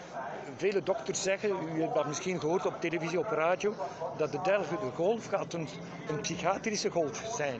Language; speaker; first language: Dutch; non-native, local second language; French